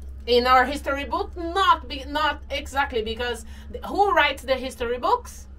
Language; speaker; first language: English; non-native, fluent; Portuguese